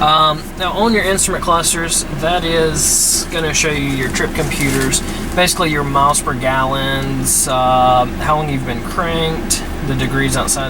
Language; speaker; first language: English; native; English